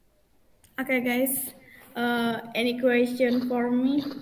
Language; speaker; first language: English; non-native, learner; Indonesian